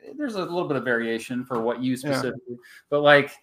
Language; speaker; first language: English; native; English